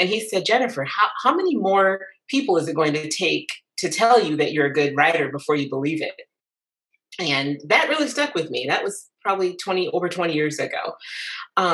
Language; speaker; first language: English; native; English